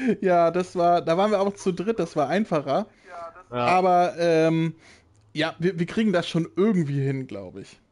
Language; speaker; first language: German; native; German